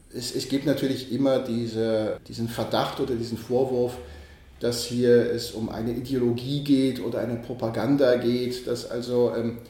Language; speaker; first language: German; native; German